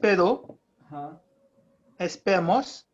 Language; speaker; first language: Spanish; non-native, learner; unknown